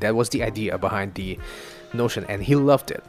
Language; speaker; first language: English; non-native, local second language; Assamese